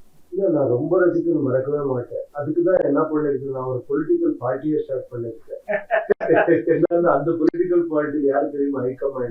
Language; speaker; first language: Tamil; non-native, learner; Kannada